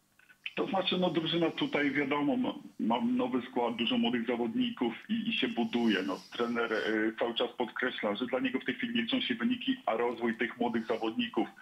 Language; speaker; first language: Polish; native; Polish